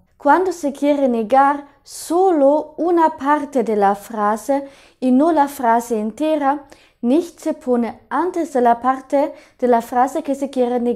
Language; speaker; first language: Spanish; non-native, fluent; German